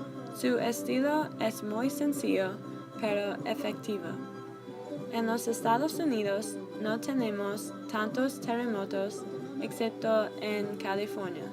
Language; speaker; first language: Spanish; non-native, learner; English